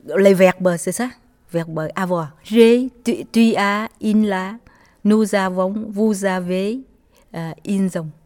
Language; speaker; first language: French; non-native, learner; Vietnamese